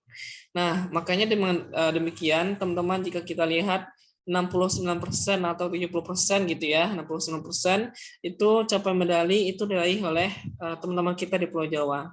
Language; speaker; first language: Indonesian; non-native, local second language; Minangkabau